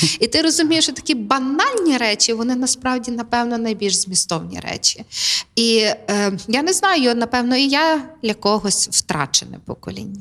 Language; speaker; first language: Ukrainian; native; Ukrainian